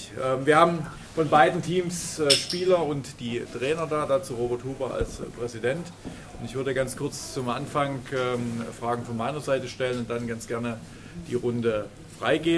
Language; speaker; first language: German; native; German